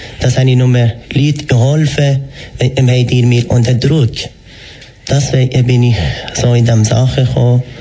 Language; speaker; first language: German; non-native, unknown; Persian